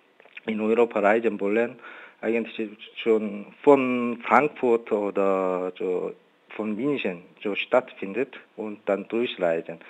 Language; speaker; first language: German; non-native, fluent; Korean